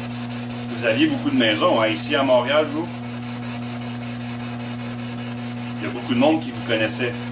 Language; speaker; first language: French; native; French